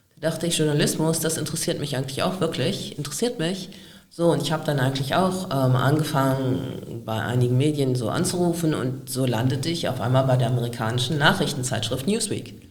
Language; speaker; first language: German; native; German